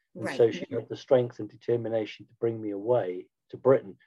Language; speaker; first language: English; native; English